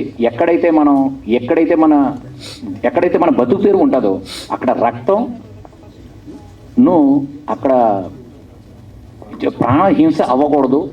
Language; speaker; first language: Telugu; native; Telugu